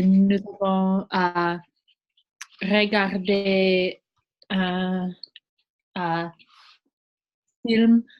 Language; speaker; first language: French; non-native, learner; English